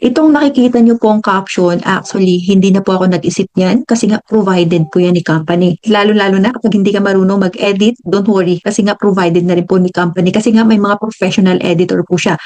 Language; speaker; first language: Filipino; non-native, local second language; Hiligaynon